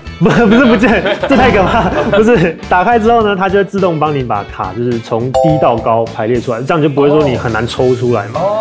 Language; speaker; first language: Chinese; native; Chinese